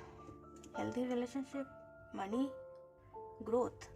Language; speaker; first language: Hindi; native; Hindi